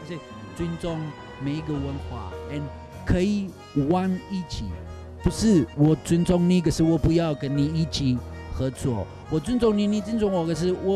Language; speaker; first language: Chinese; non-native, learner; Spanish